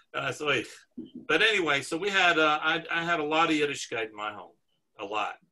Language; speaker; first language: English; native; English